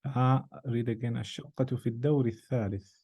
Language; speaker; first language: Arabic; non-native, fluent; English